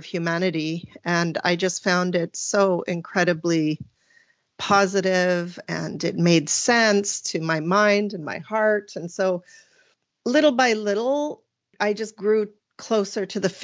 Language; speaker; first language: English; native; English